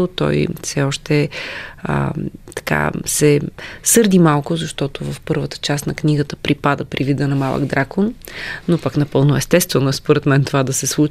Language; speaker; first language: Bulgarian; native; Bulgarian